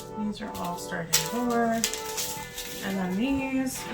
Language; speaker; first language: English; native; English